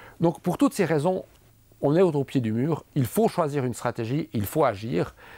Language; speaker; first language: French; native; French